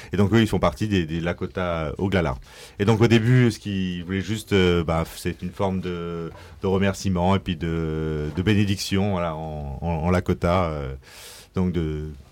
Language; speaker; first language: French; native; French